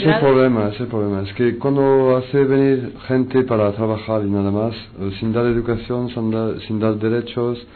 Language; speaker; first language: Spanish; non-native, fluent; French